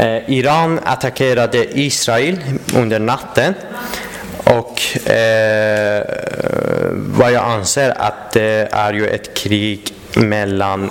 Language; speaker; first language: Swedish; non-native, fluent; Persian